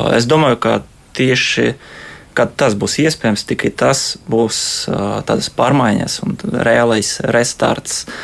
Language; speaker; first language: Latvian; non-native, local second language; Russian